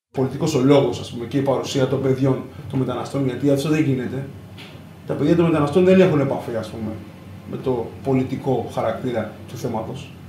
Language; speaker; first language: Greek; early bilingual, other home language; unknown